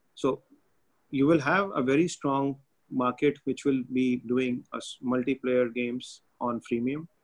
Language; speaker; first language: English; non-native, local second language; Hindi